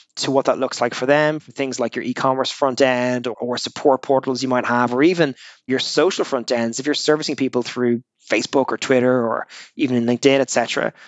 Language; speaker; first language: English; native; English